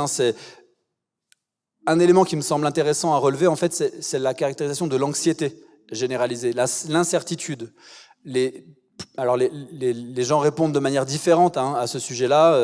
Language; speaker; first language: French; native; French